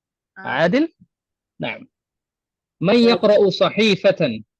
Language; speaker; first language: Arabic; non-native, fluent; Urdu